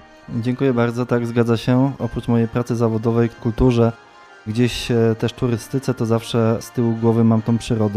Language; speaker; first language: Polish; native; Polish